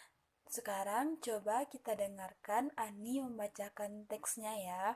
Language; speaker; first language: Indonesian; native; Indonesian